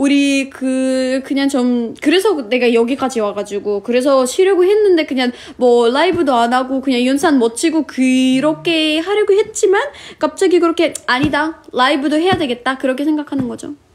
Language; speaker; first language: Korean; non-native, fluent; Russian